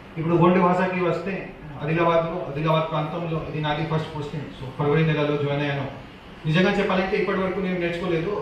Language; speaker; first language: Telugu; non-native, fluent; Hindi